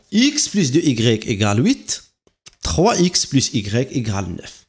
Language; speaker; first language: French; non-native, local second language; Arabic